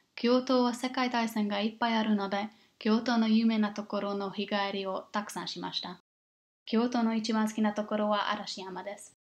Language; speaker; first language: Japanese; non-native, learner; English